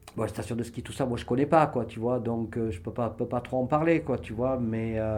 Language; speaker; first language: French; native; French